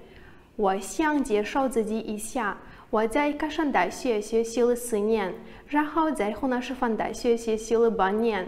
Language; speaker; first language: Chinese; non-native, learner; Russian